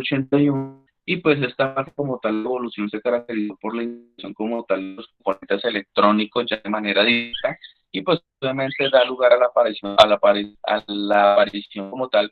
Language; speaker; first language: Spanish; native; Spanish